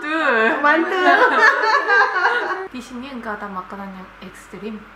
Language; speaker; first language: Indonesian; non-native, learner; Korean